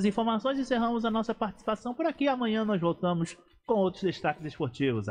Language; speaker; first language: Portuguese; native; Portuguese